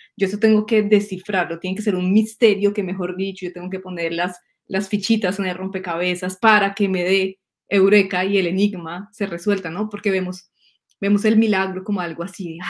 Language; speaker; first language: Spanish; native; Spanish